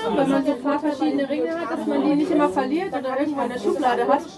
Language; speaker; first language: German; native; German